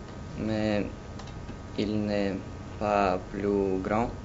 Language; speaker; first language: French; non-native, learner; Russian